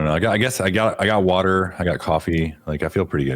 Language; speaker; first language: English; native; English